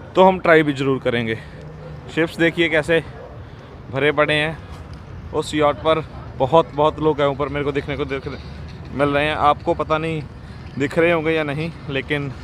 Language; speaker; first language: Hindi; non-native, local second language; Punjabi